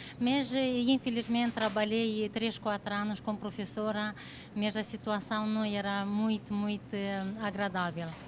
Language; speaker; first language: Portuguese; non-native, fluent; Romanian